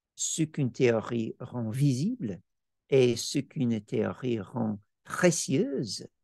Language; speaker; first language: French; non-native, fluent; English